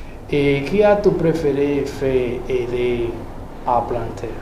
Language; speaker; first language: French; non-native, learner; Spanish